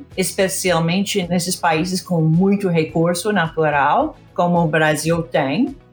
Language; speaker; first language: Portuguese; non-native, fluent; English